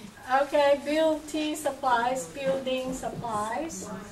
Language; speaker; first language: English; non-native, fluent; Vietnamese